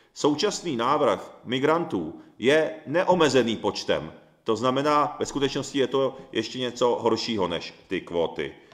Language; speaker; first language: Czech; early bilingual, other home language; Japanese